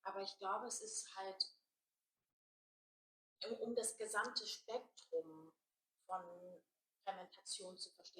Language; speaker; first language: German; native; German